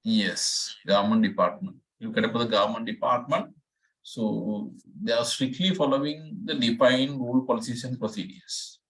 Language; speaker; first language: English; non-native, local second language; Sinhala